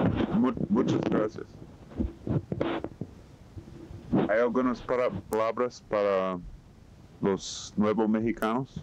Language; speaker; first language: Spanish; non-native, learner; English